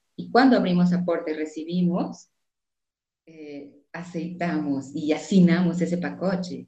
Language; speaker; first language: Spanish; non-native, fluent; Portuguese